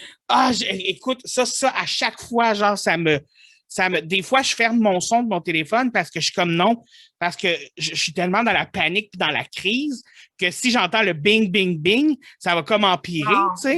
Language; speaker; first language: French; native; French